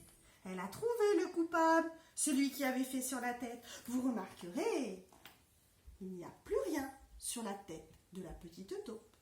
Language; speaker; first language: French; native; French